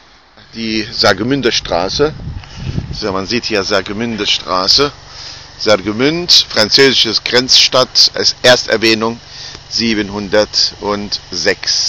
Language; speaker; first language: German; non-native, fluent; Arabic